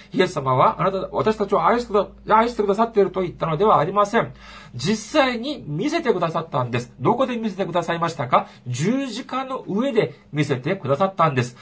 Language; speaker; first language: Japanese; non-native, fluent; Korean